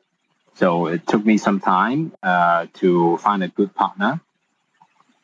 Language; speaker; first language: English; non-native, local second language; Cantonese